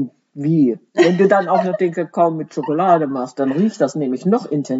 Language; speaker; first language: German; native; German